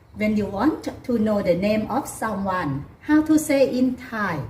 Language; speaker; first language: English; non-native, learner; Thai